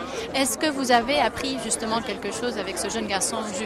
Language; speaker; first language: French; native; French